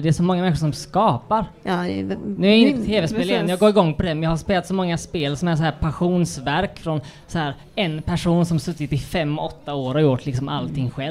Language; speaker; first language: Swedish; native; Swedish